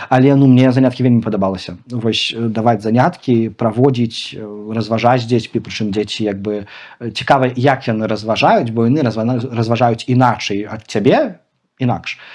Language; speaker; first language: Belarusian; non-native, local second language; Russian